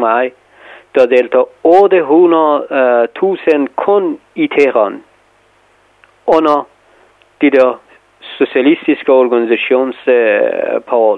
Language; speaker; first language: Danish; non-native, fluent; Persian